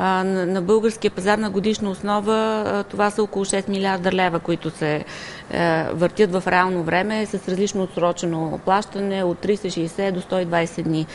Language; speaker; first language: Bulgarian; native; Bulgarian